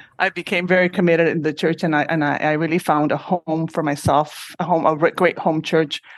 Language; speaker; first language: English; non-native, fluent; Spanish